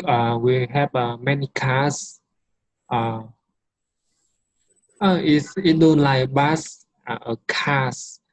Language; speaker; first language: English; non-native, learner; Vietnamese